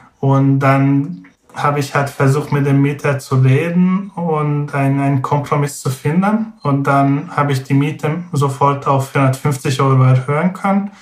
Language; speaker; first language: German; non-native, fluent; Hungarian